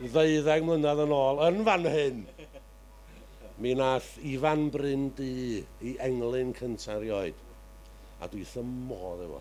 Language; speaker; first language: Welsh; native; Welsh